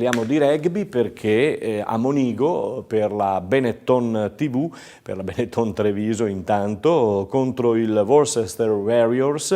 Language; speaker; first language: Italian; native; Italian